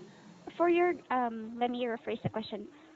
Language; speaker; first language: English; non-native, local second language; Filipino